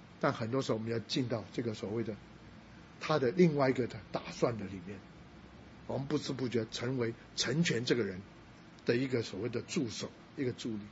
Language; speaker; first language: Chinese; non-native, local second language; Cantonese